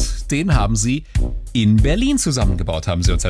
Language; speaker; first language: German; native; German